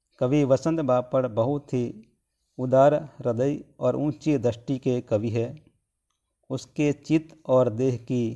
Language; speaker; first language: Hindi; non-native, local second language; Gujarati